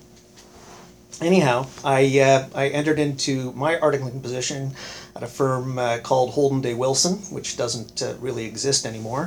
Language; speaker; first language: English; native; English